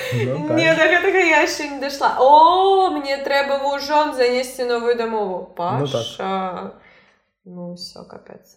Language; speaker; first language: Belarusian; native; Belarusian